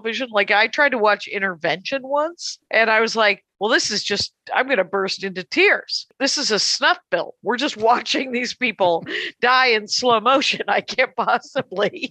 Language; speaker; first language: English; native; English